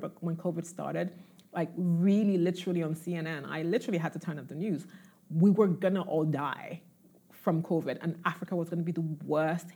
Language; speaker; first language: English; non-native, local second language; Igbo